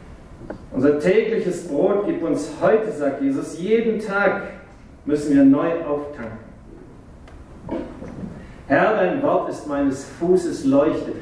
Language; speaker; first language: German; native; German